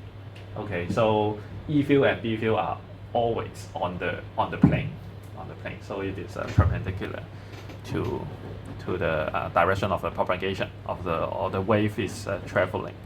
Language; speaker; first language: English; non-native, fluent; Chinese